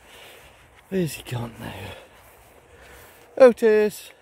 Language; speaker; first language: English; native; English